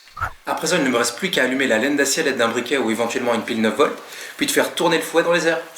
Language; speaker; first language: French; native; French